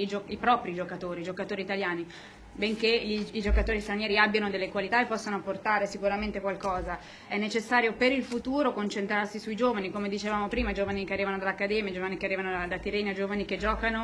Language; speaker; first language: Italian; native; Italian